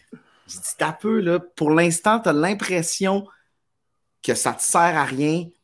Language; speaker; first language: French; native; French